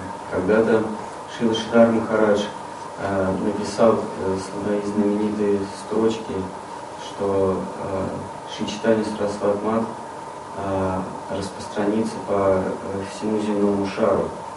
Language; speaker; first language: Russian; native; Russian